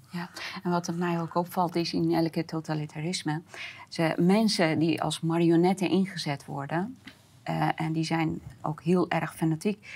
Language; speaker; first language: Dutch; non-native, fluent; Persian